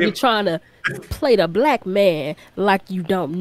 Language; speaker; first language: English; native; English